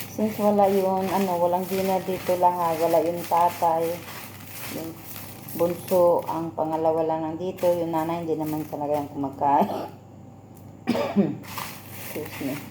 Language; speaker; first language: Filipino; non-native, local second language; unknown